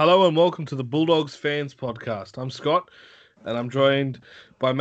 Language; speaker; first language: English; native; English